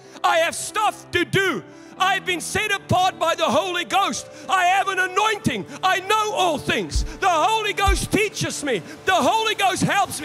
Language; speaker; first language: English; non-native, local second language; Afrikaans